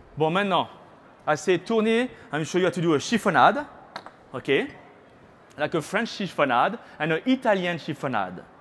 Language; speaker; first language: English; non-native, fluent; French